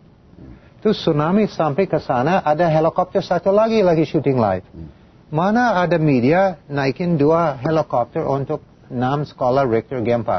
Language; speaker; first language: Indonesian; non-native, fluent; English